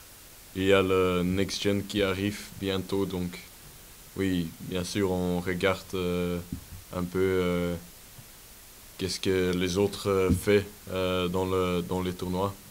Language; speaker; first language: French; non-native, local second language; Dutch